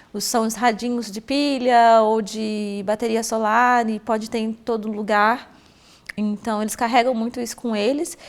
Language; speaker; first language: Portuguese; native; Portuguese